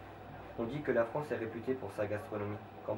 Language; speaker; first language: French; native; French